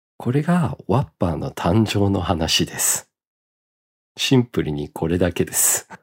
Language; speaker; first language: Japanese; early bilingual, heritage; Japanese